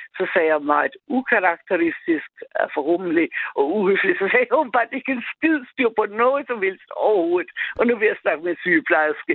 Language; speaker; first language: Danish; non-native, fluent; German